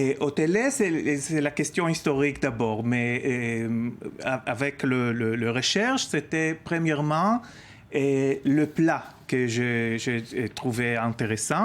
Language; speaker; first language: French; non-native, learner; Hebrew